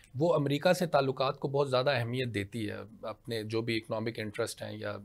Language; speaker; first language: Urdu; non-native, local second language; Punjabi